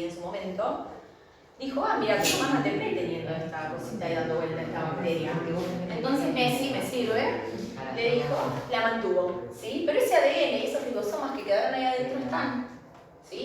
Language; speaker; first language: Spanish; native; Spanish